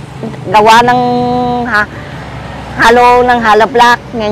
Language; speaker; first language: Filipino; non-native, learner; Vietnamese